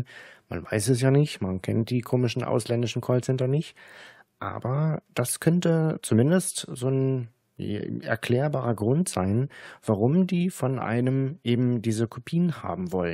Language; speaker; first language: German; native; German